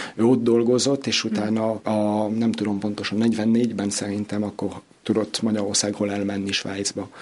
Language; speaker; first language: Hungarian; early bilingual, heritage; Hungarian